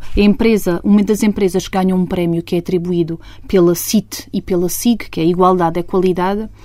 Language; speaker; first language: Portuguese; native; Portuguese